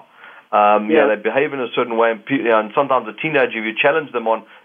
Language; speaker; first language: English; native; English